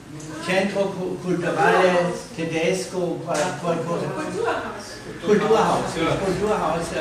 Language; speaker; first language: Italian; non-native, fluent; German